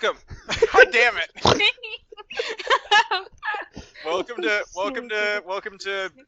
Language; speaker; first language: English; native; English